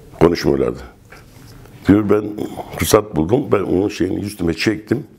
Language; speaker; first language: Turkish; non-native, local second language; Kurdish